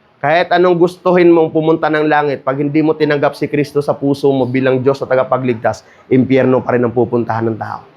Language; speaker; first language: Filipino; non-native, local second language; Cebuano